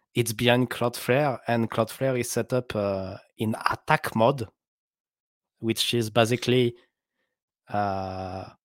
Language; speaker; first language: English; non-native, fluent; French